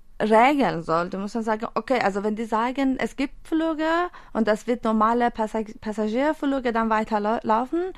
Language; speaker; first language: German; non-native, fluent; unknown